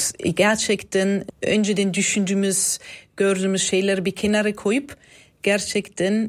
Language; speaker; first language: Turkish; non-native, fluent; German